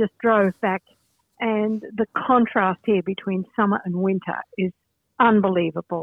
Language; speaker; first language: English; native; English